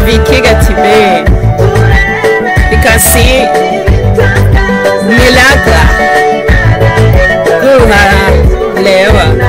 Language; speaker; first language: Danish; non-native, learner; Kinyarwanda